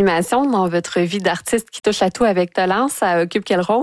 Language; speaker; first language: French; native; French